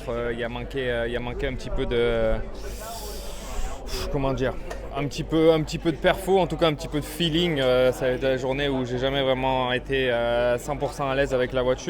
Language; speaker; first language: French; native; French